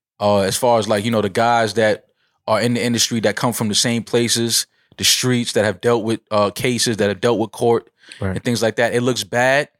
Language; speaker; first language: English; native; English